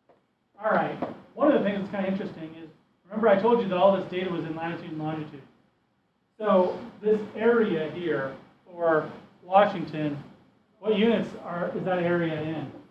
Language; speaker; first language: English; native; English